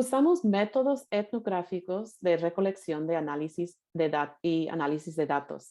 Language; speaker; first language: Spanish; non-native, fluent; English